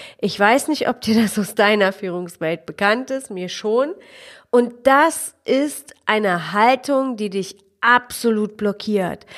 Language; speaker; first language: German; early bilingual, other home language; Polish